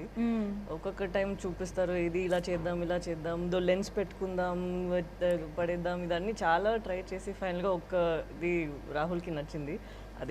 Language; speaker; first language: Telugu; non-native, fluent; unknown